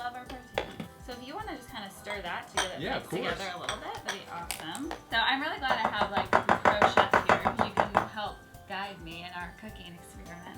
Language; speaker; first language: English; native; English